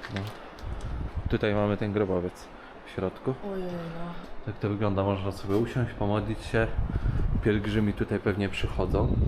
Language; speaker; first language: Polish; native; Polish